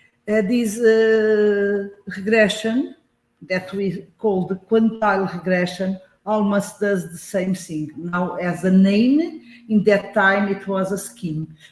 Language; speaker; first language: English; non-native, fluent; Portuguese